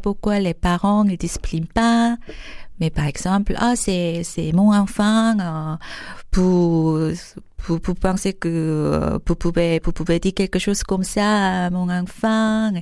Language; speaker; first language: French; non-native, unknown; Korean